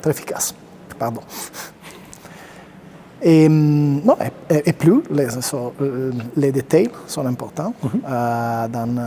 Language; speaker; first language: French; non-native, learner; Italian